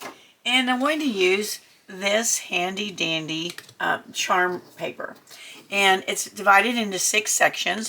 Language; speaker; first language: English; native; English